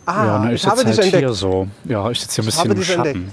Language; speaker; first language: German; native; German